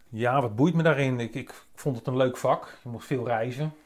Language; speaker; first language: Dutch; native; Dutch